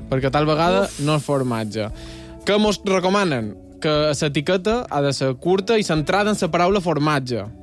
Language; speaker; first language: Catalan; native; Catalan